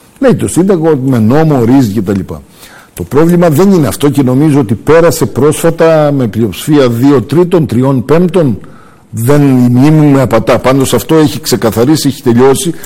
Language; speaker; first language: Greek; early bilingual, heritage; Greek